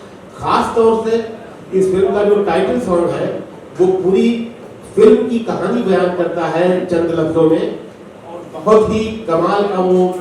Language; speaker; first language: Hindi; native; Hindi